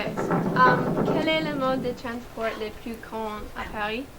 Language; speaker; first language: French; non-native, learner; English